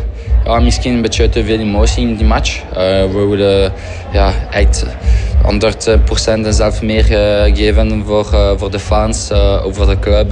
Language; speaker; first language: Dutch; non-native, fluent; French